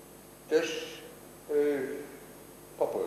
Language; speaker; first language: Polish; non-native, learner; German